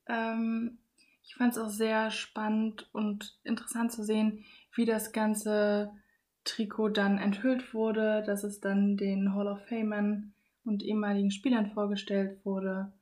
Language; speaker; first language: German; native; German